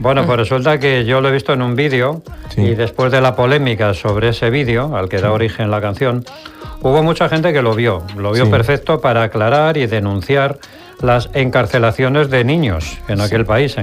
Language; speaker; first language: Spanish; native; Spanish